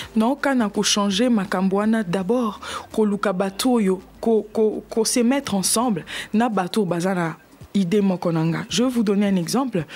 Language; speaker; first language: Lingala; native; Lingala